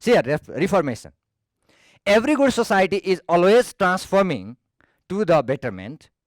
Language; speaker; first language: English; non-native, local second language; Nepali